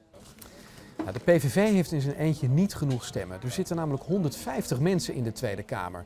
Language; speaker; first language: Dutch; native; Dutch